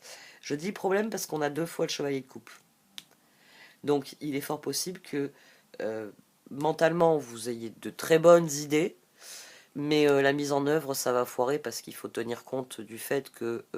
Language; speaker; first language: French; native; French